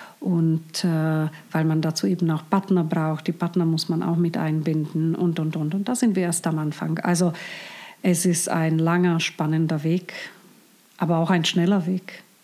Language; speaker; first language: German; non-native, fluent; Slovak